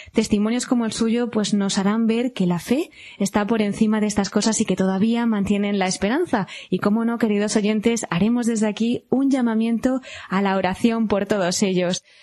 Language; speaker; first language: Spanish; native; Spanish